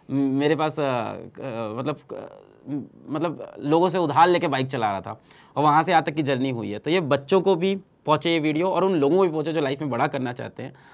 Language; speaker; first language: Hindi; native; Hindi